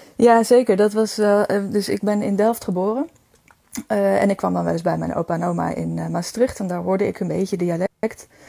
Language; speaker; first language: Dutch; native; Dutch